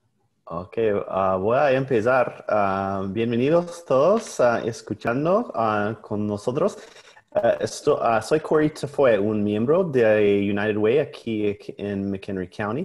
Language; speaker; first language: Spanish; non-native, learner; English